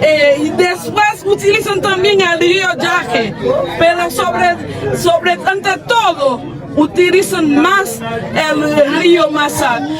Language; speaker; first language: Spanish; non-native, fluent; Haitian Creole